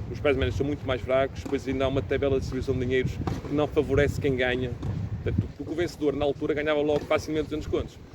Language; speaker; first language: Portuguese; early bilingual, heritage; Portuguese